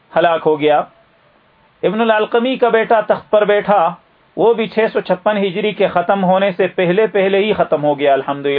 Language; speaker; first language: Urdu; native; Urdu